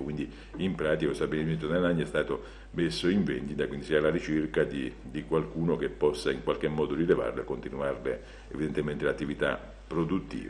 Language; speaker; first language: Italian; native; Italian